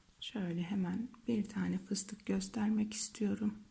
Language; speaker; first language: Turkish; native; Turkish